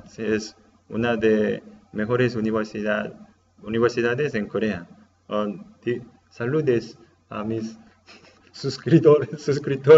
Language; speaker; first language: Spanish; non-native, learner; Korean